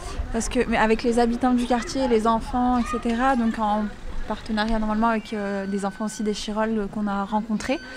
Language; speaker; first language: French; native; French